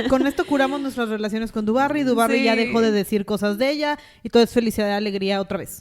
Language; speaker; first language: Spanish; native; Spanish